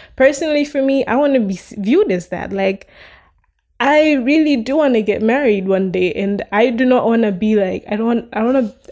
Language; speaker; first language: English; non-native, local second language; Nyanja